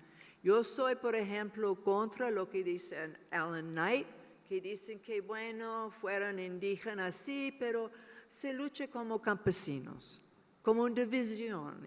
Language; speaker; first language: Spanish; non-native, learner; English